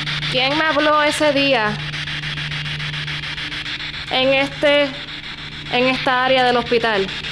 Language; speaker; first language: Spanish; native; Spanish